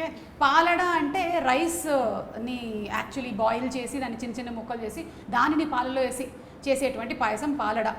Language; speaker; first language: Telugu; native; Telugu